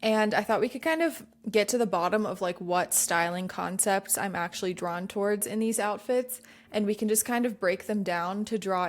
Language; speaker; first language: English; native; English